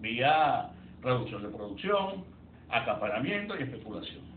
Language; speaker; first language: Spanish; native; Spanish